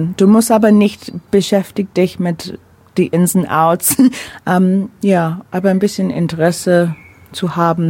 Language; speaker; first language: German; non-native, fluent; English